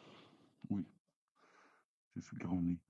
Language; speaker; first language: French; non-native, local second language; Dutch